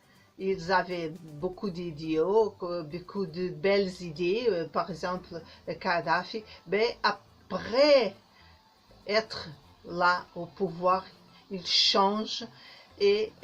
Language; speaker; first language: French; non-native, learner; Portuguese